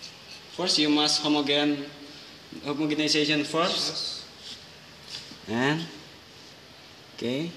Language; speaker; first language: English; non-native, learner; Indonesian